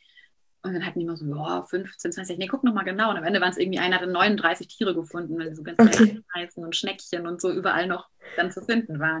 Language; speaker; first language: German; native; German